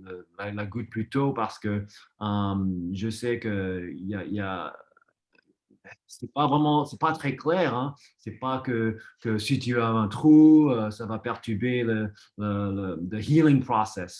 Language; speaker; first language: French; non-native, fluent; English